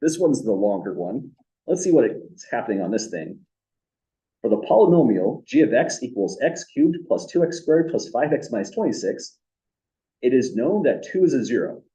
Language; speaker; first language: English; native; English